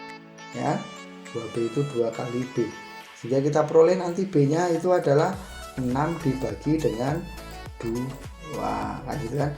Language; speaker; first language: Indonesian; native; Indonesian